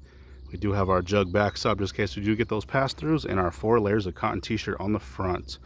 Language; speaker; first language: English; native; English